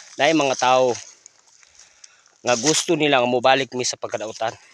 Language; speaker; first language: Cebuano; non-native, local second language; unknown